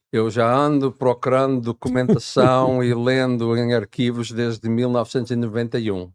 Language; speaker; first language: Portuguese; native; Portuguese